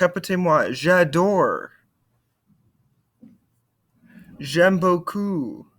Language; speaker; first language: French; non-native, fluent; English